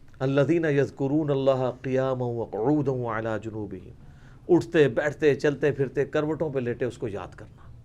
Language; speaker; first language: Urdu; non-native, local second language; Punjabi